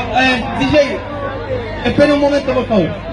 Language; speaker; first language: Spanish; non-native, learner; Haitian Creole